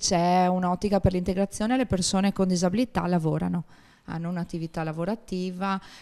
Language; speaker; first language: Italian; native; Italian